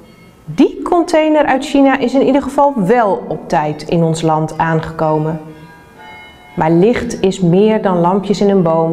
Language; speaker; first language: Dutch; native; Dutch